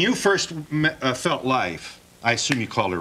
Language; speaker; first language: English; native; English